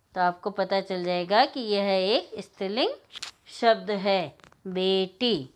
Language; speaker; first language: Hindi; native; Hindi